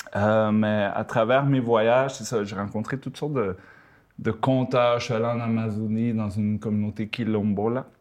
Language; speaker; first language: French; early bilingual, other home language; Spanish